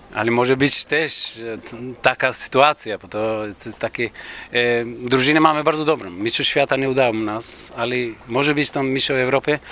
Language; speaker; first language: Polish; non-native, learner; Greek